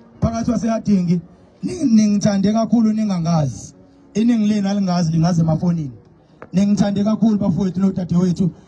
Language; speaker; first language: Zulu; native; Zulu